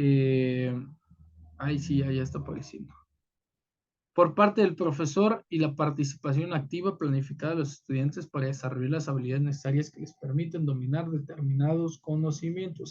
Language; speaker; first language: Spanish; native; Spanish